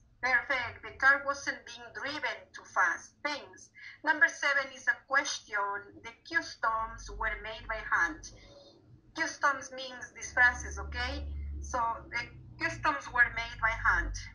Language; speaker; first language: English; non-native, fluent; Spanish